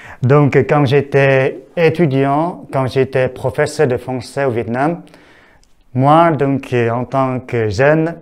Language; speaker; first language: French; non-native, fluent; Vietnamese